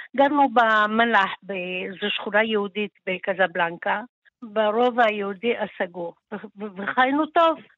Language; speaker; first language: Hebrew; early bilingual, other home language; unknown